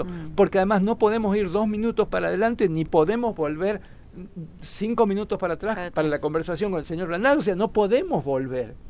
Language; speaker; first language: Spanish; native; Spanish